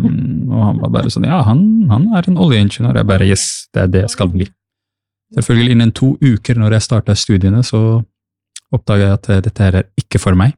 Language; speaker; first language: Norwegian; early bilingual, other home language; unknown